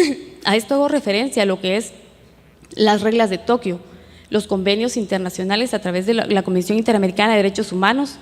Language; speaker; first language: Spanish; native; Spanish